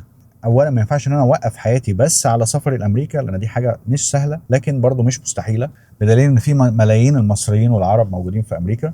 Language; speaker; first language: Arabic; native; Arabic